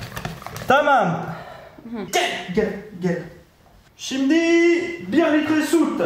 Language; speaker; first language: Turkish; non-native, learner; French